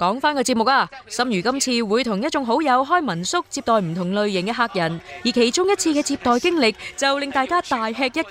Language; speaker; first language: Chinese; native; Chinese